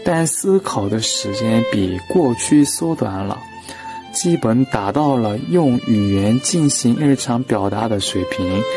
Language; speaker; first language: Chinese; non-native, fluent; Korean